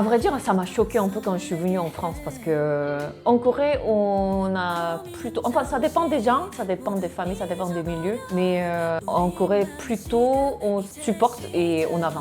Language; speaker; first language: French; non-native, fluent; Korean